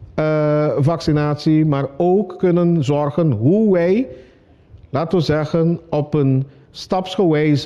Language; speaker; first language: Dutch; non-native, local second language; Papiamento